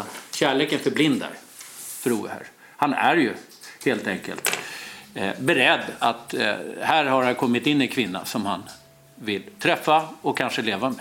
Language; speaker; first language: Swedish; native; Swedish